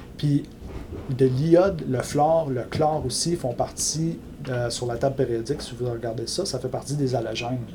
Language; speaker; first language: French; non-native, local second language; English